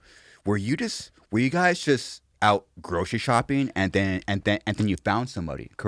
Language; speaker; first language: English; native; English